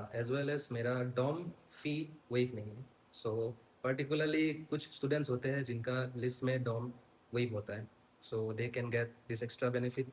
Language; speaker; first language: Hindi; non-native, local second language; Assamese